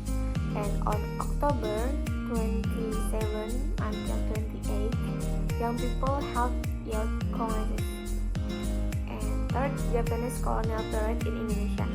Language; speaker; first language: English; non-native, learner; Indonesian